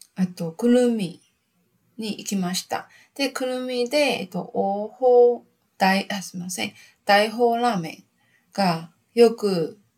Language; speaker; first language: Japanese; non-native, learner; Chinese